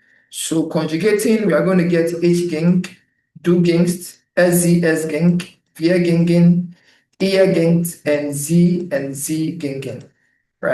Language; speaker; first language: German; non-native, fluent; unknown